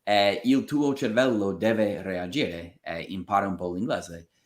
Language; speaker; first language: Italian; non-native, fluent; English